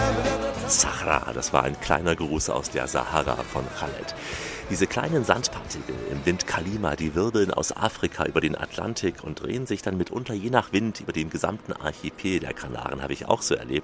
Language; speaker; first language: German; native; German